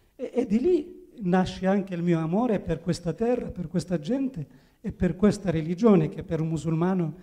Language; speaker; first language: Italian; non-native, fluent; Arabic